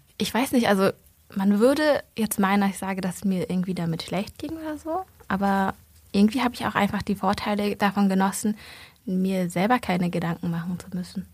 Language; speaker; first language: German; early bilingual, other home language; Vietnamese